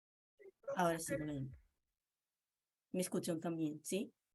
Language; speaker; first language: Spanish; non-native, fluent; Portuguese